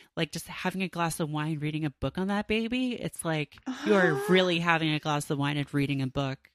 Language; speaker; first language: English; native; English